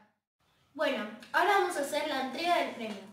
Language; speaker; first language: Spanish; native; Spanish